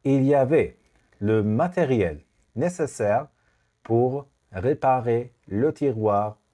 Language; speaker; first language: French; non-native, fluent; Persian